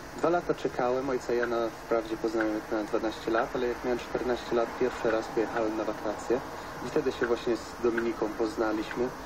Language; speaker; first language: Polish; early bilingual, heritage; Italian